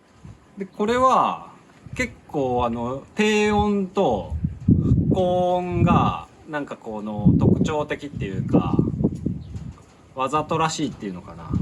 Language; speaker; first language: Japanese; native; Japanese